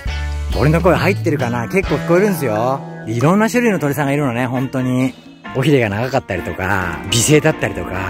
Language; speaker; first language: Japanese; native; Japanese